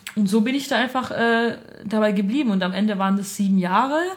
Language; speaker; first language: German; early bilingual, other home language; Armenian